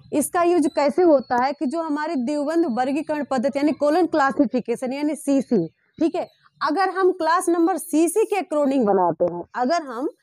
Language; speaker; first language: Hindi; native; Hindi